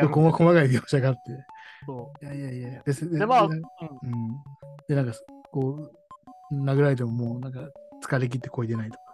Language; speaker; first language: Japanese; native; Japanese